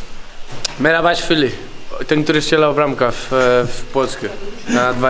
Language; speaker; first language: Polish; non-native, learner; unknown